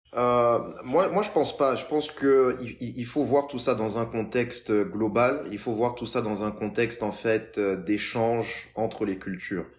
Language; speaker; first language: French; non-native, local second language; Lingala